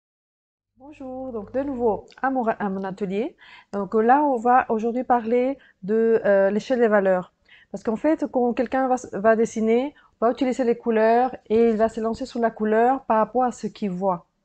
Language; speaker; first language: French; native; French